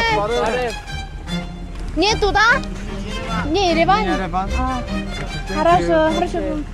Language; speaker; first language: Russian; non-native, learner; Korean